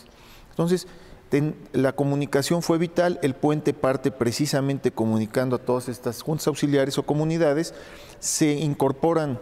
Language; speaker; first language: Spanish; native; Spanish